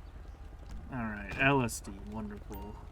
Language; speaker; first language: English; native; English